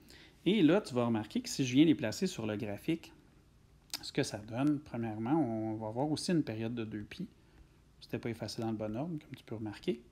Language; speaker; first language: French; native; French